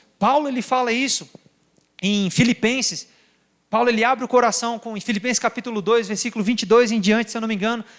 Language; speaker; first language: Portuguese; native; Portuguese